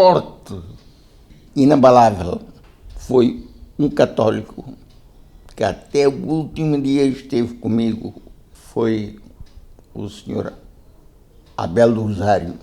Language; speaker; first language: Portuguese; non-native, local second language; Konkani